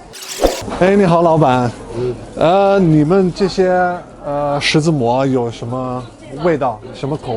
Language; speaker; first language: Chinese; non-native, fluent; English